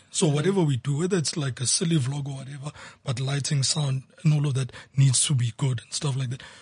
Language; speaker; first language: English; non-native, local second language; Zulu